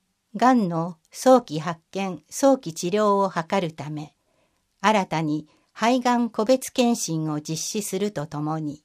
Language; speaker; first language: Japanese; native; Japanese